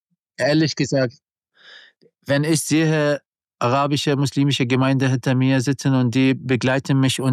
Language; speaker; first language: German; non-native, learner; Arabic